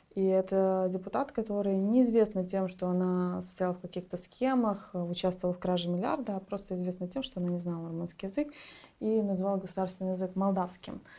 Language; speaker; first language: Russian; native; Russian